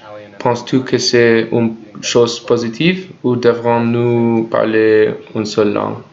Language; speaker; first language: French; non-native, learner; English